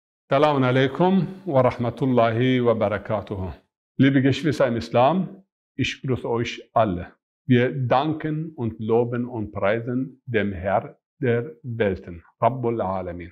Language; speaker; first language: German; non-native, fluent; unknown